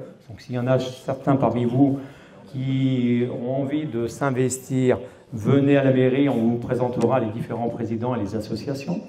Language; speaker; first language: French; native; French